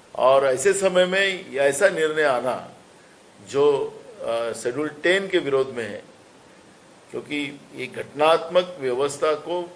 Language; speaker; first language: Hindi; non-native, local second language; Marathi